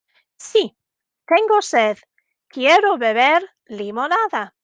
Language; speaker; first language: Spanish; non-native, fluent; English